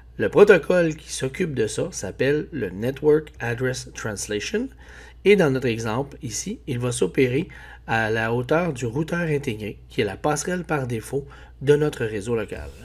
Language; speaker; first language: French; native; French